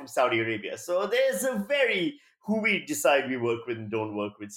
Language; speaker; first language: English; non-native, local second language; Urdu